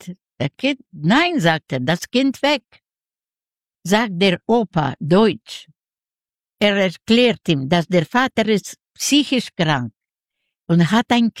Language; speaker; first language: German; non-native, learner; Yiddish